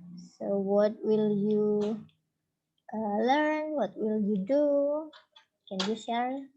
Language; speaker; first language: English; non-native, fluent; Indonesian